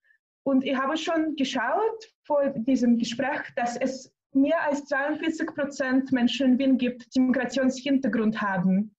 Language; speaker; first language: German; non-native, fluent; Russian